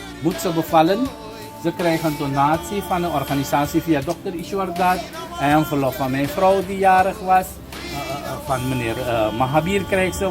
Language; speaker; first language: Dutch; non-native, local second language; Caribbean Hindustani